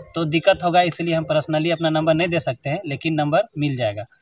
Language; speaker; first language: Hindi; native; Hindi